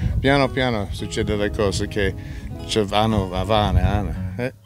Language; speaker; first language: Italian; non-native, learner; English